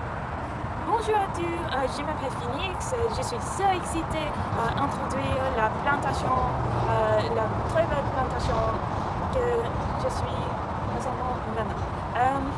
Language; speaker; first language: French; non-native, learner; English